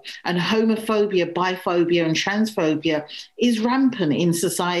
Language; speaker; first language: English; native; English